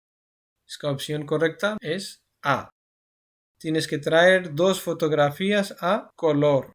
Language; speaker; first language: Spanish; non-native, fluent; Urdu